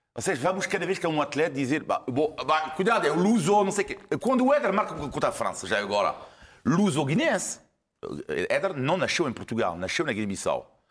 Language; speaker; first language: Portuguese; non-native, fluent; French